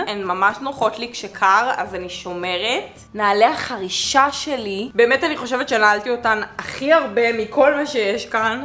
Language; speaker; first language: Hebrew; native; Hebrew